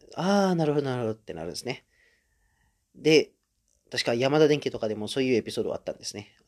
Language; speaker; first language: Japanese; non-native, fluent; Indonesian